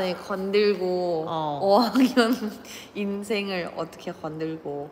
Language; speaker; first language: Korean; non-native, fluent; Thai